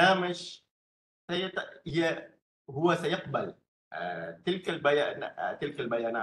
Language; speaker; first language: Arabic; non-native, fluent; Malay